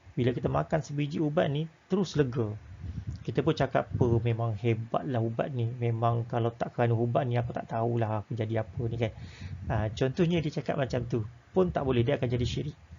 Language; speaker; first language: Malay; native; Malay